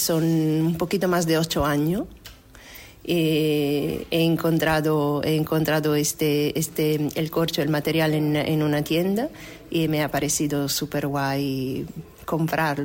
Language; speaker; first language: Spanish; non-native, fluent; Italian